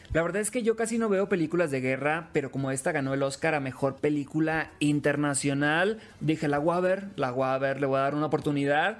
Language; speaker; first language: Spanish; native; Spanish